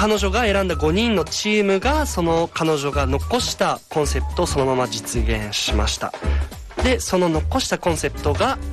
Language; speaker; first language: Japanese; native; Japanese